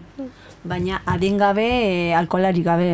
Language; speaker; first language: Basque; non-native, local second language; Spanish